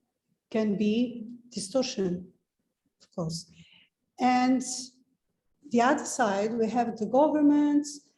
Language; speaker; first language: English; non-native, fluent; Portuguese